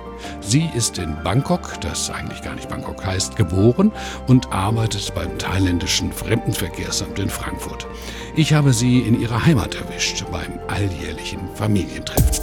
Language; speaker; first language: German; native; German